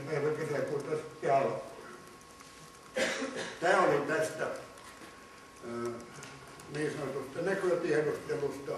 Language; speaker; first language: Finnish; native; Finnish